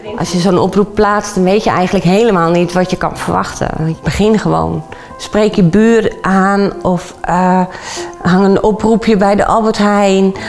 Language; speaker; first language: Dutch; native; Dutch